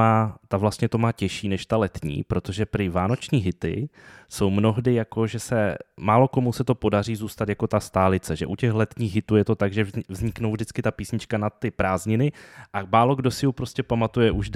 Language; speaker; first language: Czech; native; Czech